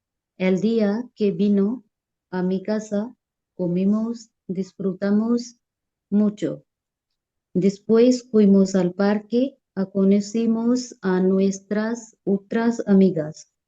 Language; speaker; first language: Spanish; non-native, learner; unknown